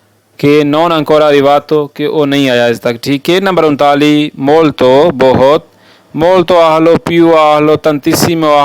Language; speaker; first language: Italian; non-native, fluent; Urdu